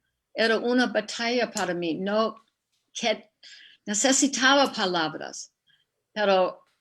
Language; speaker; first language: Spanish; non-native, fluent; English